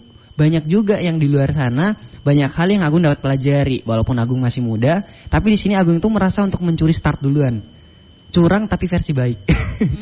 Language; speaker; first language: Indonesian; non-native, local second language; Javanese